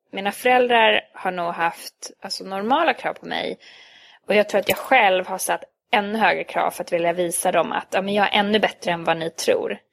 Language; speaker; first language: Swedish; early bilingual, other home language; Hungarian